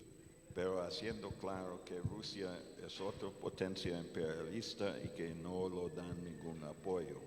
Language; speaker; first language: Spanish; non-native, fluent; English